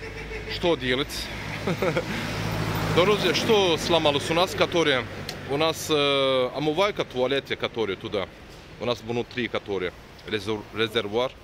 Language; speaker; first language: Russian; non-native, learner; Turkish